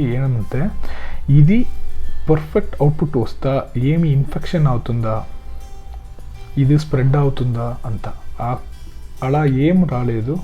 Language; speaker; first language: Telugu; non-native, learner; Kannada